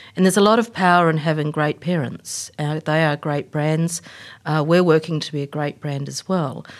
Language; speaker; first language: English; native; English